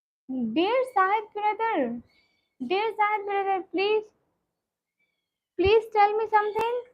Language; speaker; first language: English; non-native, learner; Punjabi